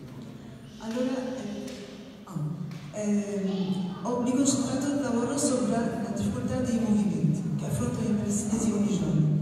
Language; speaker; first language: Italian; non-native, fluent; Arabic